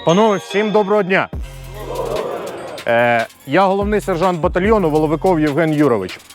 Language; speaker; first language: Ukrainian; non-native, local second language; Russian